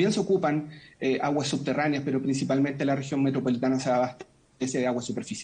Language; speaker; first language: Spanish; native; Spanish